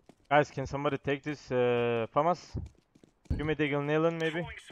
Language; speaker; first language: English; non-native, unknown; Turkish